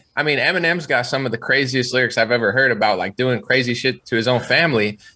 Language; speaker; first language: English; native; English